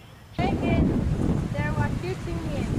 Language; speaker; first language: German; non-native, learner; English